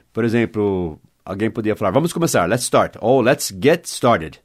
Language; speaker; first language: Portuguese; non-native, fluent; English